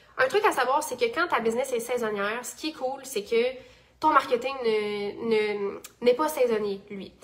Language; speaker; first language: French; native; French